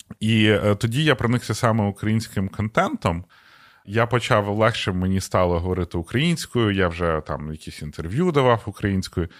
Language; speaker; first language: Ukrainian; non-native, local second language; Russian